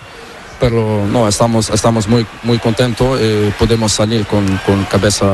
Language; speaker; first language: Spanish; non-native, learner; Portuguese